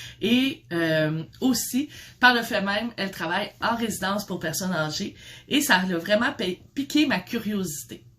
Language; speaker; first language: French; native; French